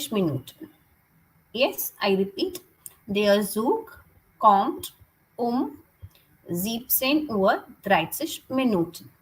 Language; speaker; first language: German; non-native, fluent; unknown